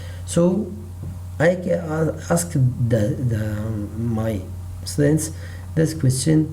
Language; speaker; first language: English; non-native, learner; Arabic